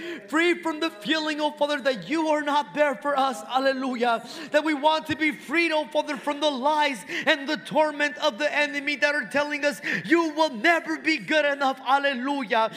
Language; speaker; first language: English; non-native, fluent; Spanish